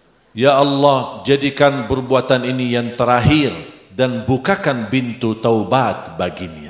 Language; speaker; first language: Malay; non-native, fluent; Arabic